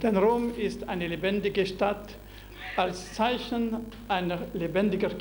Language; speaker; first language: German; non-native, local second language; French